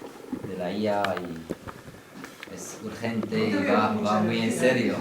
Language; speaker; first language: Spanish; non-native, fluent; Arabic